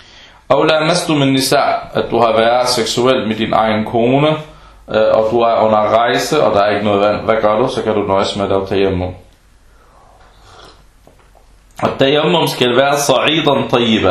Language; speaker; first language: Danish; early bilingual, other home language; Arabic